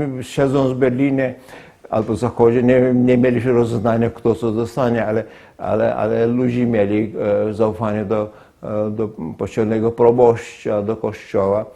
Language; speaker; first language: Polish; non-native, fluent; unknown